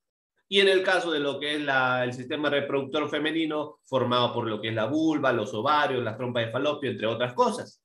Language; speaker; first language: Spanish; native; Spanish